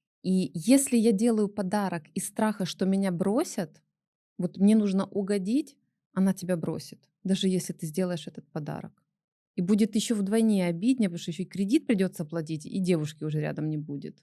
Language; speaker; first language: Russian; native; Russian